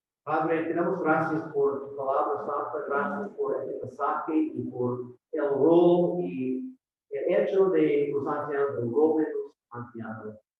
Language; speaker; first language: Spanish; non-native, fluent; English